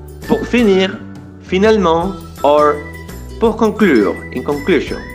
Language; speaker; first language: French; non-native, fluent; Spanish